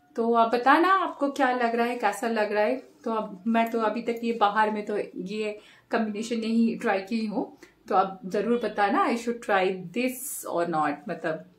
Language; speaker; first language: Hindi; non-native, local second language; Bangla